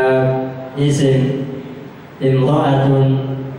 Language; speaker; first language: Arabic; non-native, fluent; Indonesian